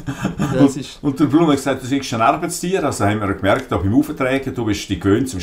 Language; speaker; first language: German; native; German